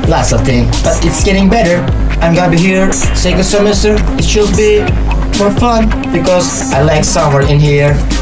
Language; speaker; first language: English; non-native, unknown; Turkish